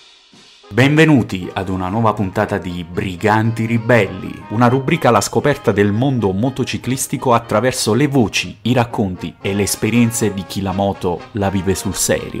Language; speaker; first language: Italian; native; Italian